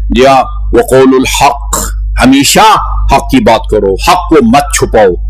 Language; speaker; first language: Urdu; non-native, local second language; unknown